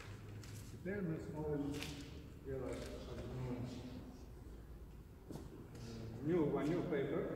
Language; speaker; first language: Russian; non-native, learner; Slovenian